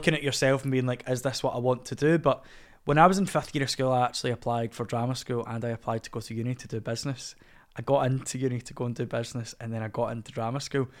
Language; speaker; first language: English; native; English